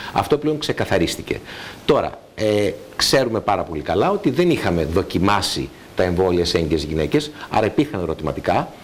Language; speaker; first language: Greek; native; Greek